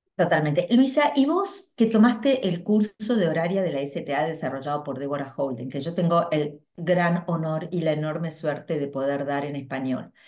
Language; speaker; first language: Spanish; native; Spanish